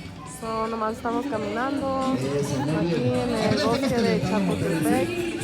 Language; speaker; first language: Spanish; early bilingual, heritage; Spanish